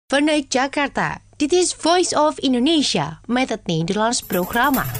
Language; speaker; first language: Dutch; non-native, fluent; Indonesian